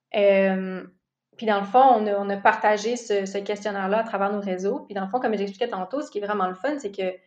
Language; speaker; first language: French; native; French